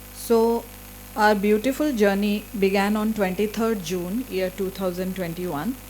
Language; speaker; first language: English; non-native, local second language; Marathi